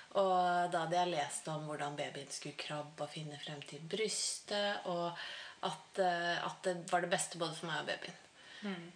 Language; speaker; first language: Norwegian; native; Norwegian